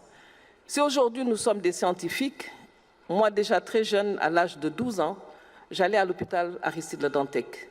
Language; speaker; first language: French; non-native, local second language; Wolof